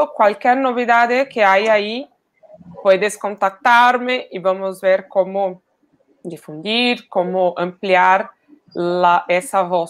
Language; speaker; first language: Spanish; non-native, fluent; Portuguese